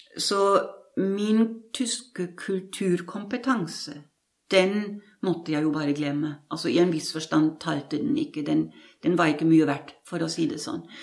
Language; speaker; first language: Norwegian; non-native, fluent; German